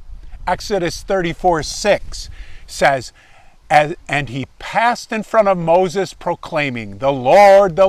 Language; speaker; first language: English; native; English